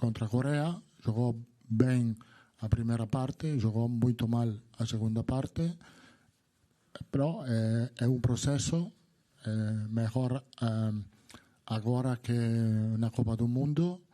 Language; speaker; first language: Portuguese; non-native, learner; Italian